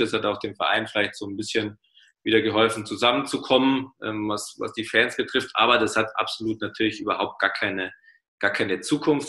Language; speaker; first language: German; native; German